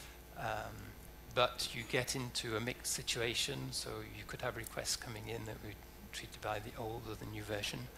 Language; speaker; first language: English; native; English